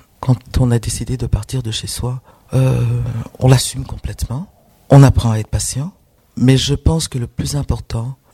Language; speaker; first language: French; non-native, local second language; Rundi